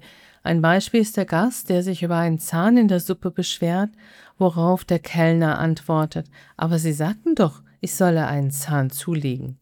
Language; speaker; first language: German; native; German